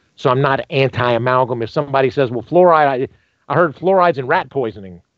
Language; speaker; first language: English; native; English